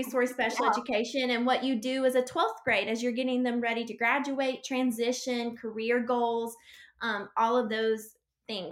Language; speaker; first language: English; native; English